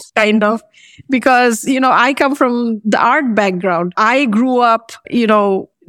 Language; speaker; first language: English; non-native, local second language; Bangla